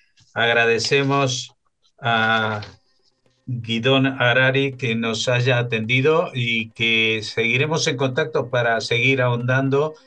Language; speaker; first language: Spanish; native; Spanish